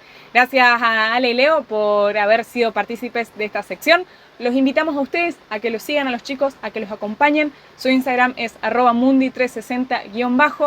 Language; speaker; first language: Spanish; native; Spanish